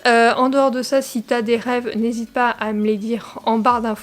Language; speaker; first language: French; native; French